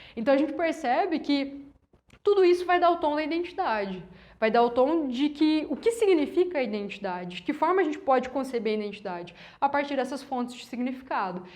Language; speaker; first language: Portuguese; native; Portuguese